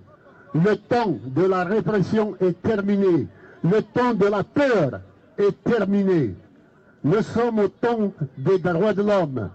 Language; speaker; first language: French; non-native, local second language; Kabyle